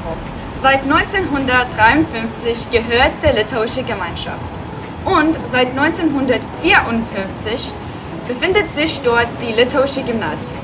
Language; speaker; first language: German; non-native, learner; Lithuanian